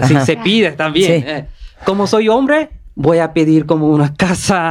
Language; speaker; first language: Spanish; non-native, learner; Bangla